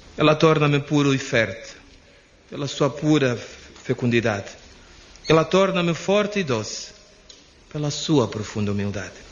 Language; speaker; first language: Portuguese; native; Portuguese